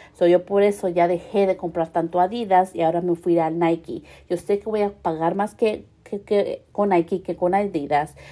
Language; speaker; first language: Spanish; early bilingual, heritage; Spanish